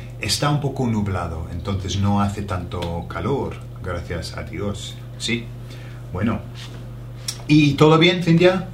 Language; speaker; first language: Spanish; non-native, fluent; English